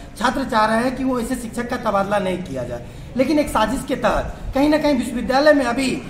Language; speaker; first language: Hindi; native; Hindi